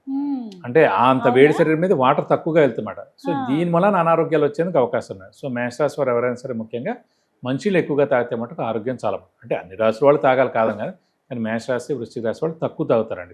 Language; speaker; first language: Telugu; native; Telugu